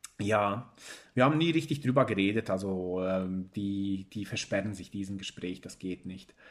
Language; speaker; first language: German; early bilingual, other home language; Bosnian